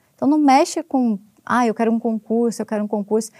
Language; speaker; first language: Portuguese; native; Portuguese